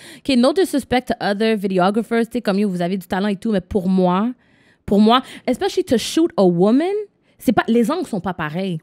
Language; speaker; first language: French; non-native, local second language; English